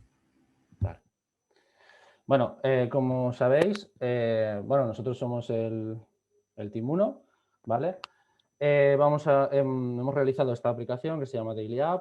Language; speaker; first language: Spanish; native; Spanish